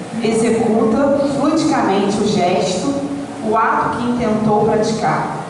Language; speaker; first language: Portuguese; native; Portuguese